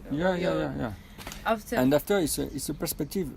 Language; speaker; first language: English; non-native, fluent; French